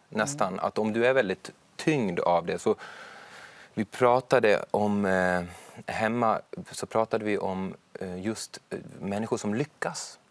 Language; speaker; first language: Swedish; native; Swedish